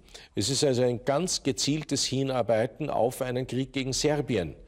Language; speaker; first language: German; native; German